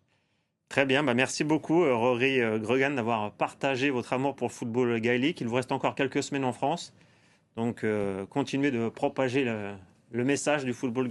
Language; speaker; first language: French; native; French